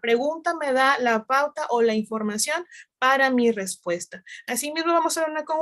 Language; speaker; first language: Spanish; native; Spanish